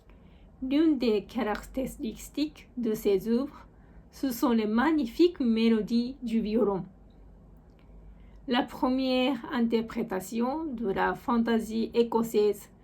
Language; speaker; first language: French; non-native, fluent; Japanese